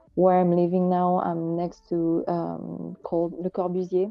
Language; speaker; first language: English; non-native, fluent; French